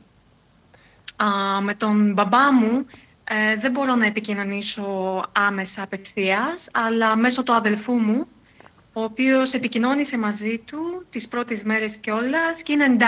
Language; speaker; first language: Greek; non-native, fluent; Ukrainian